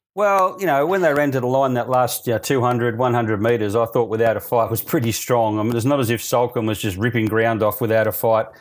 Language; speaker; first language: English; native; English